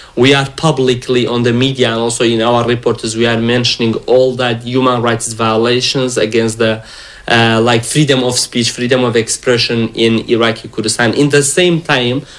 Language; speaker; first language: English; non-native, fluent; Kurdish